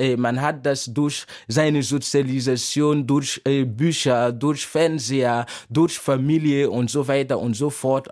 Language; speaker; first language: German; non-native, fluent; Mossi